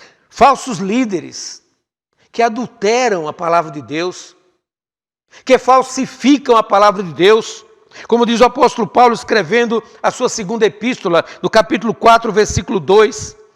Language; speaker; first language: Portuguese; native; Portuguese